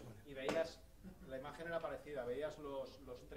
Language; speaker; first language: Spanish; native; Spanish